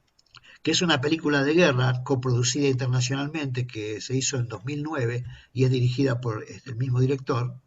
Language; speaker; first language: Spanish; native; Spanish